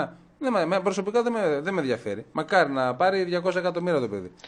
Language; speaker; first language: Greek; native; Greek